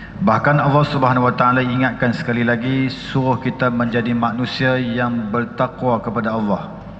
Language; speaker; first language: Malay; native; Malay